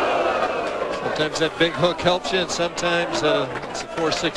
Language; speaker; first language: English; native; English